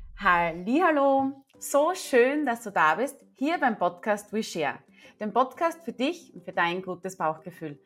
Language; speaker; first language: German; native; German